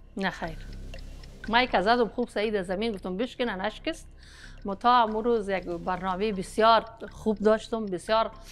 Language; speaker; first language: Persian; non-native, local second language; Pashto